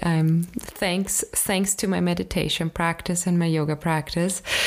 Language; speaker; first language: English; non-native, fluent; German